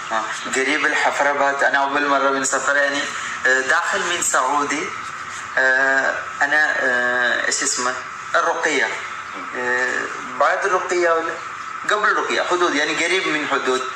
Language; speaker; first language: Arabic; non-native, learner; Malayalam